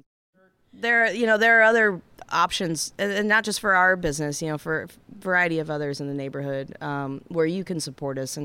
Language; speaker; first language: English; native; English